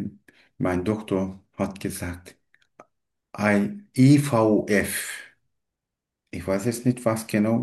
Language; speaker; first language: German; non-native, learner; Turkish